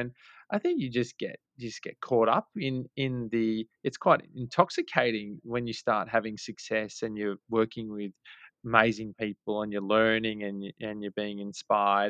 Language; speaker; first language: English; native; English